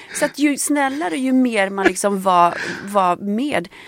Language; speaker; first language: Swedish; early bilingual, other home language; Polish